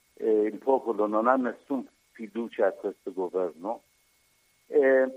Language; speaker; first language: Italian; non-native, learner; Persian